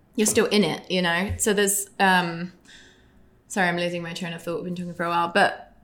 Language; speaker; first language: English; native; English